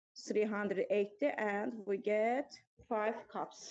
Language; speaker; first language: English; non-native, fluent; Azerbaijani